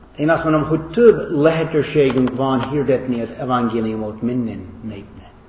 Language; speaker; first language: Hungarian; non-native, fluent; English